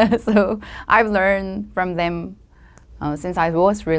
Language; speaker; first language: English; non-native, learner; Korean